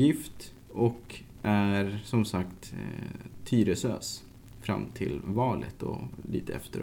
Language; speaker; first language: Swedish; native; Swedish